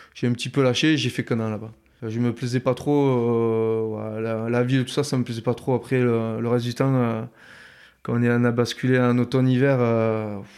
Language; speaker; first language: French; native; French